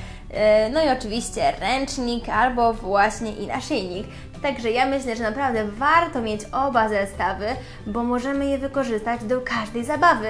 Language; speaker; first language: Polish; native; Polish